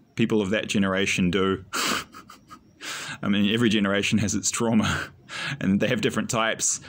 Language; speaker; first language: English; native; English